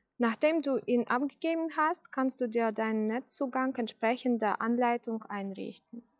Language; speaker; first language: German; non-native, fluent; Russian